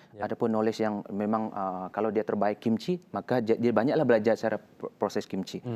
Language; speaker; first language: Malay; non-native, local second language; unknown